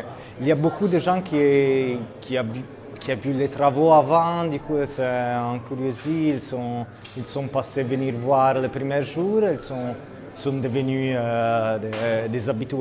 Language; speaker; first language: French; non-native, fluent; Italian